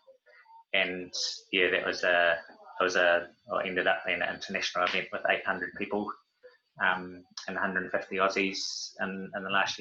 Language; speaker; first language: English; native; English